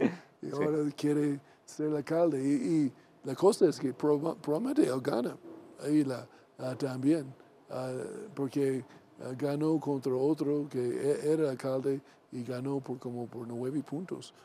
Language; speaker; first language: Spanish; non-native, learner; English